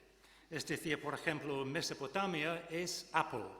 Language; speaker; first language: Spanish; non-native, fluent; English